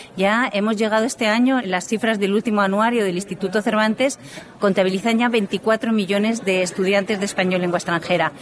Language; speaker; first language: Spanish; native; Spanish